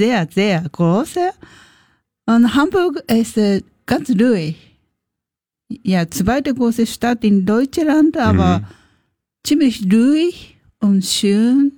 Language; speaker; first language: German; non-native, learner; Japanese